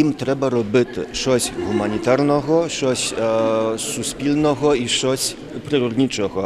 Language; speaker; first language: Ukrainian; non-native, learner; Polish